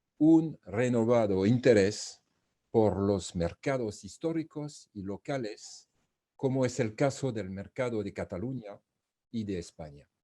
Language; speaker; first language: Spanish; non-native, fluent; French